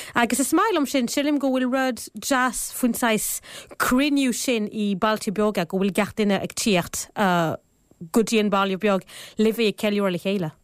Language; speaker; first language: Irish; non-native, fluent; French